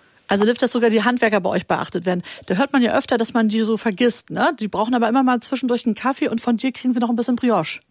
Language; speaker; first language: German; native; German